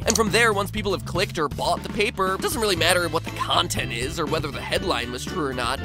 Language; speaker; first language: English; native; English